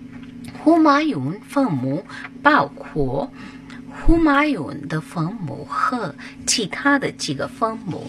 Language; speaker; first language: Chinese; non-native, fluent; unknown